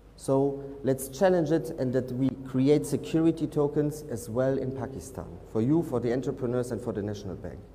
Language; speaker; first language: English; non-native, fluent; German